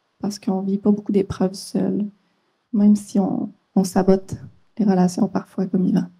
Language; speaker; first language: French; native; French